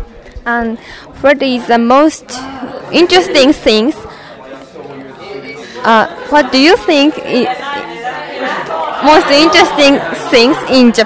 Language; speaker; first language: English; non-native, learner; Japanese